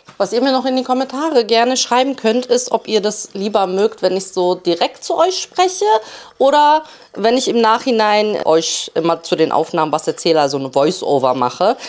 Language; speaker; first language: German; early bilingual, other home language; Polish